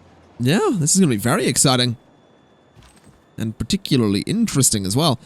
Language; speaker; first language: English; native; English